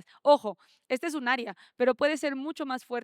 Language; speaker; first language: Spanish; native; Spanish